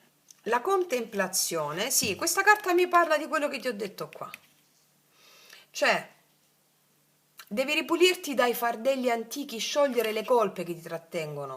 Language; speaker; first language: Italian; native; Italian